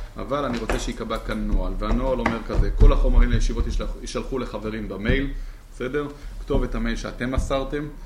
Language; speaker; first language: Hebrew; native; Hebrew